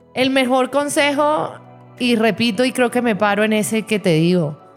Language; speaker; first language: Spanish; native; Spanish